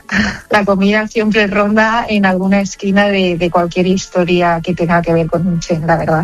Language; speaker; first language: Spanish; native; Spanish